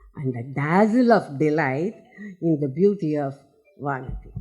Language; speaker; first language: English; non-native, local second language; Tamil